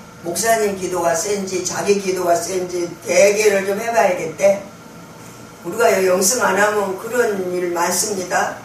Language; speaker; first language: Korean; native; Korean